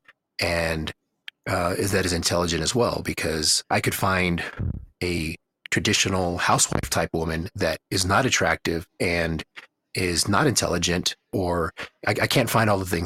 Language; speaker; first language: English; native; English